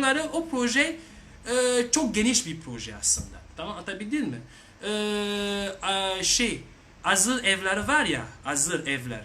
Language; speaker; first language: Turkish; non-native, learner; French